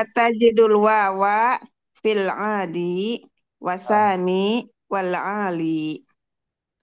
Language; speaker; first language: Arabic; non-native, learner; Indonesian